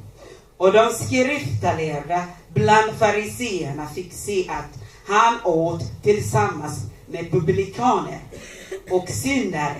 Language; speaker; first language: Swedish; non-native, learner; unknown